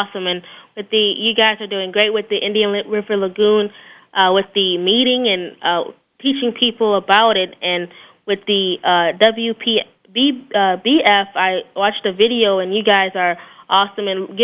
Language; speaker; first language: English; native; English